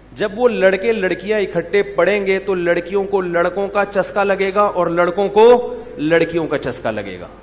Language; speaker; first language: Urdu; native; Urdu